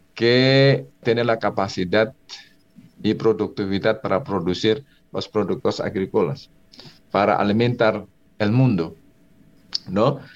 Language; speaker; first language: Spanish; non-native, fluent; Indonesian